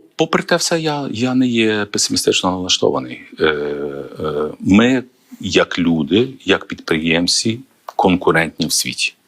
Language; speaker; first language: Ukrainian; native; Ukrainian